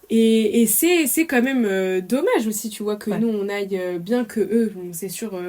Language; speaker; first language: French; early bilingual, other home language; Arabic